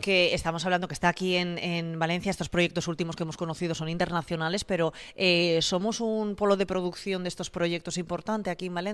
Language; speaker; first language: Spanish; native; Spanish